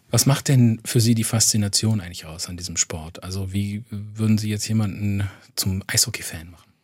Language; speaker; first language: German; native; German